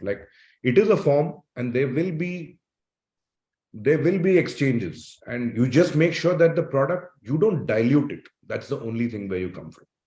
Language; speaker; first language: English; non-native, local second language; Malayalam